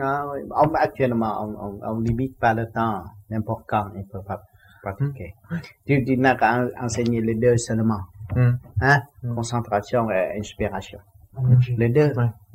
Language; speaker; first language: French; non-native, learner; Vietnamese